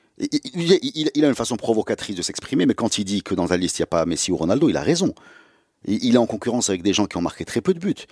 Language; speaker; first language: French; non-native, local second language; Arabic